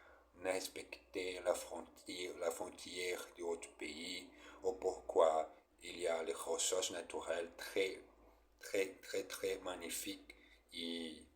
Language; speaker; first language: French; non-native, learner; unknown